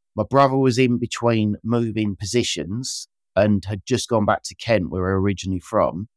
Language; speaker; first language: English; native; English